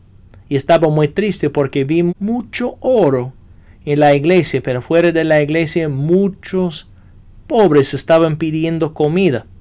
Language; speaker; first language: Spanish; non-native, fluent; English